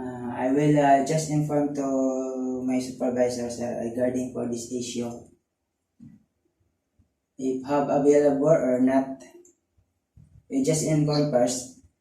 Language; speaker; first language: English; non-native, local second language; Filipino